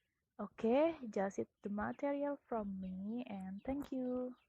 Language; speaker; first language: English; non-native, learner; Indonesian